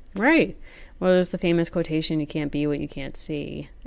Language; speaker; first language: English; native; English